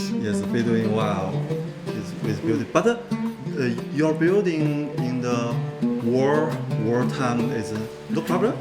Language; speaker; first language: English; non-native, learner; Chinese